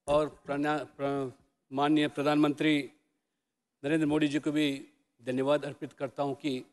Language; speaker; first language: Hindi; non-native, local second language; Telugu